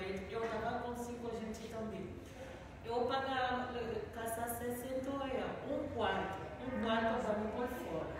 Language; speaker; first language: Portuguese; non-native, learner; Spanish